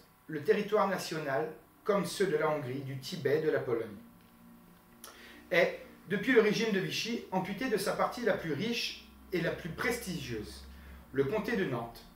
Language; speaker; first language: French; native; French